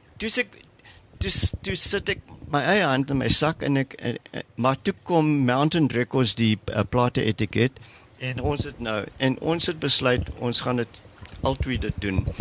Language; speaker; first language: Afrikaans; non-native, local second language; English